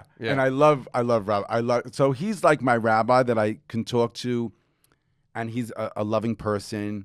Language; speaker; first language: English; native; English